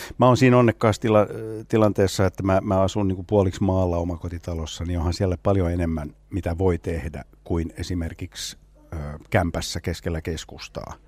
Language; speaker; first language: Finnish; native; Finnish